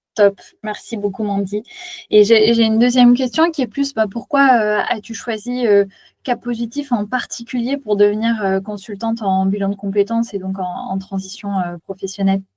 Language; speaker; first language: French; native; French